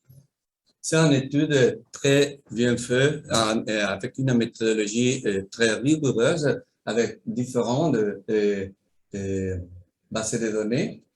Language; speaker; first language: French; non-native, learner; Spanish